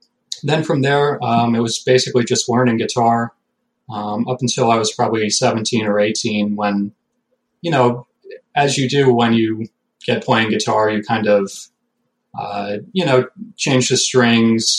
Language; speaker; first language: English; native; English